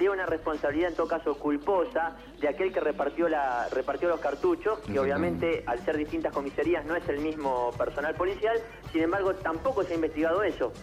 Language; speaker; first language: Spanish; native; Spanish